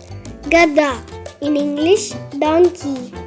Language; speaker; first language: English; non-native, local second language; Hindi